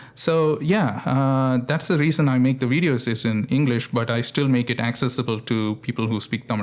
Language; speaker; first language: English; non-native, local second language; Tamil